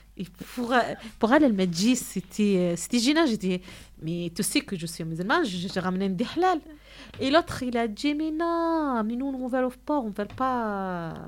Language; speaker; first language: French; non-native, local second language; Arabic